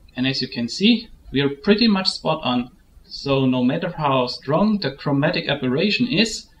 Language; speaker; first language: English; non-native, fluent; German